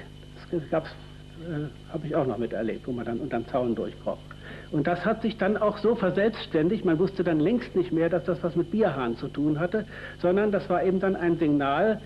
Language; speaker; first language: German; native; German